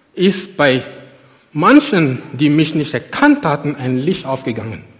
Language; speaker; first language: German; non-native, fluent; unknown